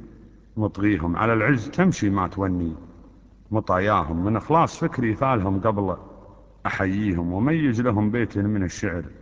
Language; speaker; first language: Arabic; native; Arabic